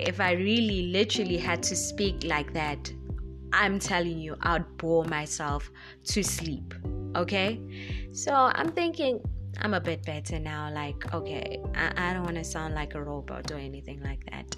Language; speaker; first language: English; non-native, local second language; Zulu